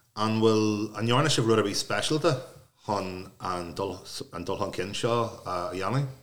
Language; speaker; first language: Irish; non-native, local second language; English